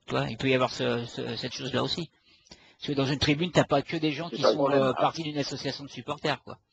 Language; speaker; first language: French; native; French